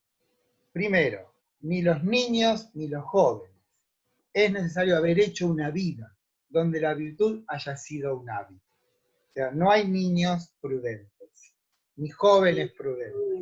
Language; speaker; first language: Spanish; native; Spanish